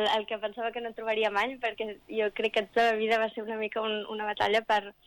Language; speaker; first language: Catalan; non-native, local second language; English